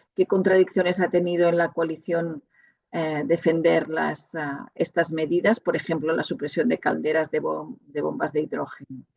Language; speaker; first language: Spanish; non-native, local second language; Catalan